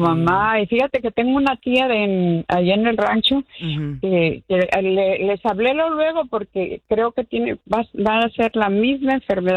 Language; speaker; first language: Spanish; native; Spanish